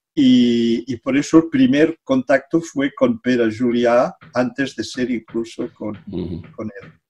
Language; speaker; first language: Spanish; non-native, local second language; Catalan